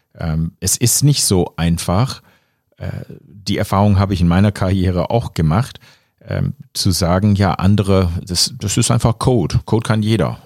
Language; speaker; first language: German; non-native, fluent; English